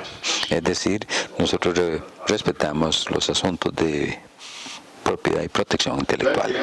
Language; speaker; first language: Spanish; non-native, fluent; German